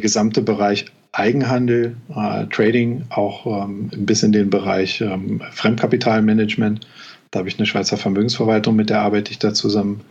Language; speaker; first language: German; native; German